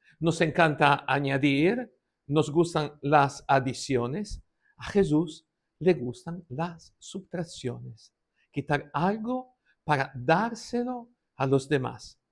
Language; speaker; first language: Spanish; non-native, fluent; Italian